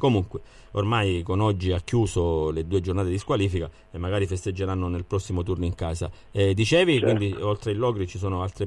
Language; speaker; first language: Italian; native; Italian